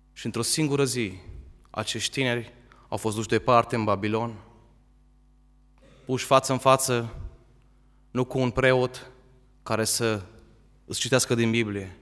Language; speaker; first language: Romanian; native; Romanian